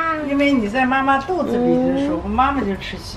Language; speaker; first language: Chinese; native; Chinese